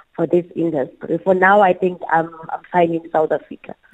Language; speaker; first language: English; non-native, local second language; Southern Sotho